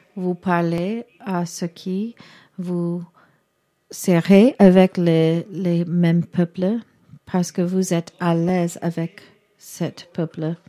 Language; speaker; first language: French; non-native, learner; English